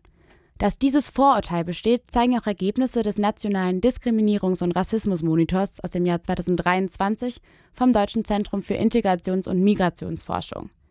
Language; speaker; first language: German; native; German